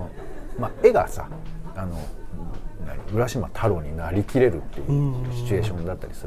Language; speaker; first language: Japanese; native; Japanese